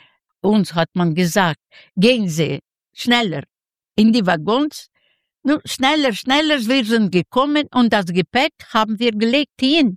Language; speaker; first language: German; non-native, fluent; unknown